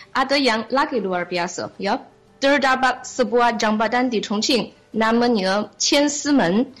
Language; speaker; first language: Malay; non-native, fluent; Chinese